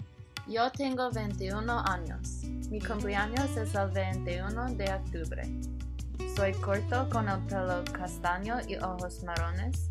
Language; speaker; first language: Spanish; non-native, learner; English